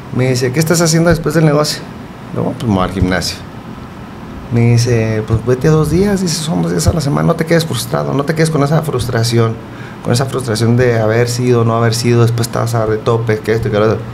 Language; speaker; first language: Spanish; native; Spanish